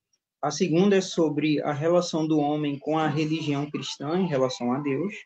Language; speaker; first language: Portuguese; native; Portuguese